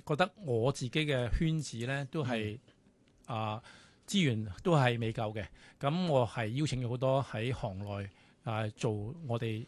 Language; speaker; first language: Cantonese; native; Cantonese